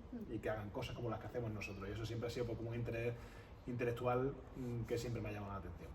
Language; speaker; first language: Spanish; native; Spanish